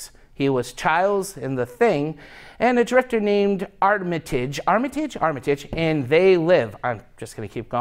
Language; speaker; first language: English; native; English